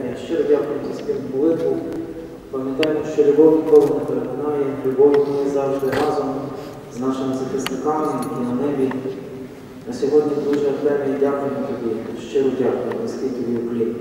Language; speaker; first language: Ukrainian; native; Ukrainian